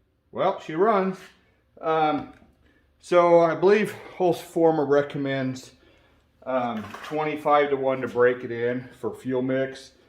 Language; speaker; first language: English; native; English